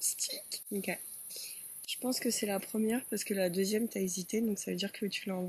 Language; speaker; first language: French; native; French